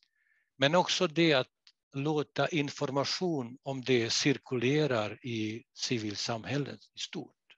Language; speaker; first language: Swedish; non-native, fluent; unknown